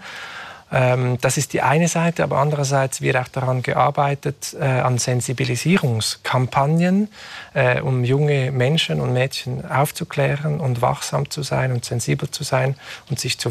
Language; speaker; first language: German; native; German